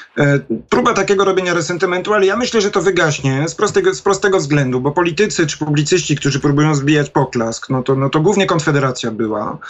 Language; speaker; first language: Polish; native; Polish